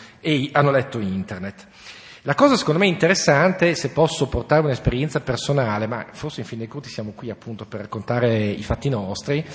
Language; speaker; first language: Italian; native; Italian